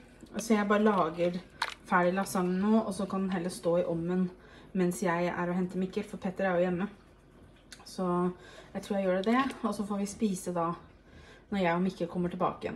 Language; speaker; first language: Norwegian; native; Norwegian